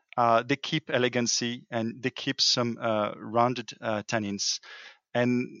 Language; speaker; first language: English; non-native, fluent; French